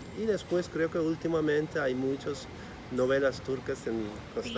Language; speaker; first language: Spanish; non-native, fluent; Turkish